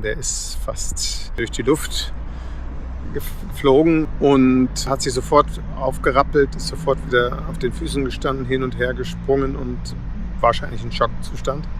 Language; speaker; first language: German; native; German